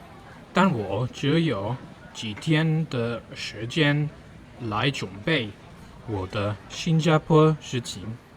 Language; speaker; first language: Chinese; non-native, learner; English